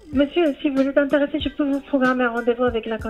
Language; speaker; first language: French; non-native, learner; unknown